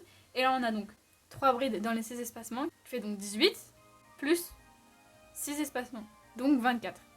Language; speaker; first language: French; native; French